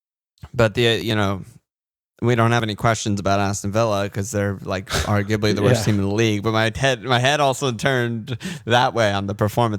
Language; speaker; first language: English; native; English